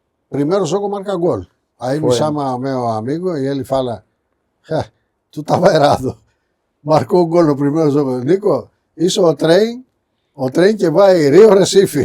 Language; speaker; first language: Portuguese; non-native, fluent; Greek